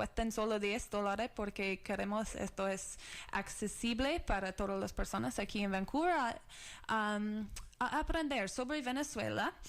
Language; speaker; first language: Spanish; non-native, learner; English